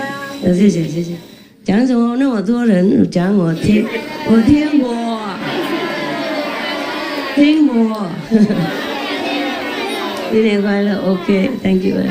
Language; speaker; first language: Chinese; non-native, fluent; Vietnamese